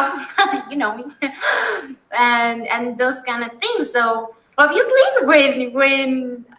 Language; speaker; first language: English; non-native, learner; Spanish